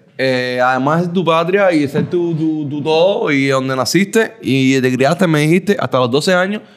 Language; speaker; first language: Spanish; early bilingual, heritage; Spanish